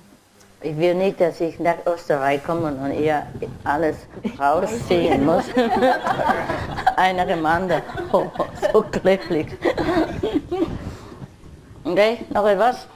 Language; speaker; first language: German; non-native, learner; Vietnamese